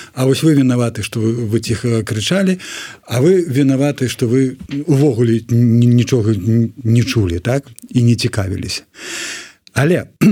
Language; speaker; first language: Belarusian; non-native, local second language; Russian